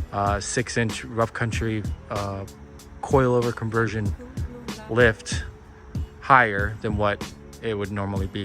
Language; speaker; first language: English; native; English